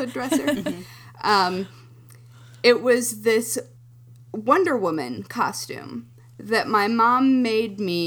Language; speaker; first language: English; native; English